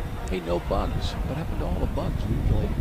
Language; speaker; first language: English; native; English